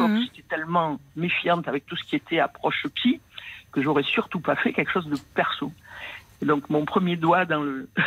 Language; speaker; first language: French; native; French